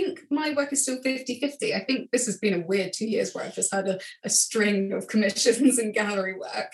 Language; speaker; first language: English; native; English